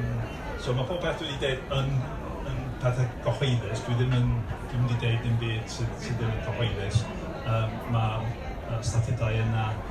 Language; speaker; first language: Welsh; non-native, local second language; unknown